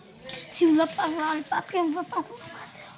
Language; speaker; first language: French; non-native, learner; Arabic